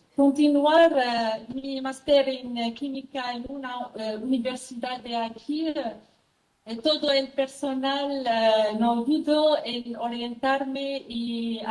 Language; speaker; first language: Spanish; non-native, fluent; French